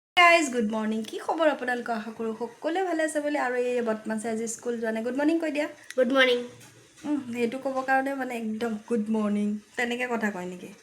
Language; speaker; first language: Assamese; native; Assamese